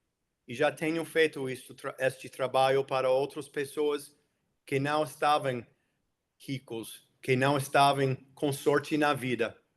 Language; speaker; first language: Portuguese; non-native, fluent; English